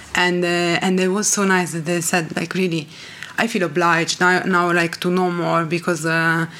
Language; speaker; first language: English; non-native, fluent; Italian